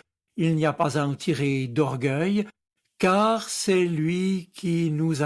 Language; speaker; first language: French; native; French